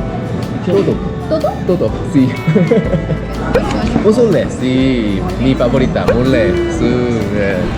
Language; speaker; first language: Spanish; non-native, learner; Korean